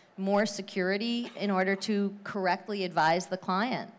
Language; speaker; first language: English; native; English